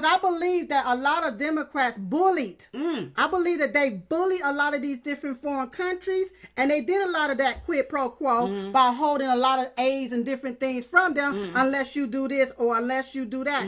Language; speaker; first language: English; native; English